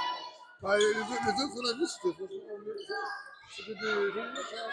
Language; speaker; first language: French; native; French